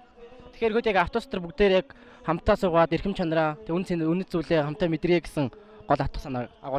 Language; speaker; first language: Mongolian; native; Mongolian